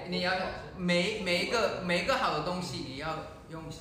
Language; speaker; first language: Chinese; non-native, learner; Thai